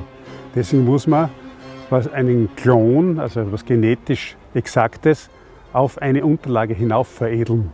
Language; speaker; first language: German; native; German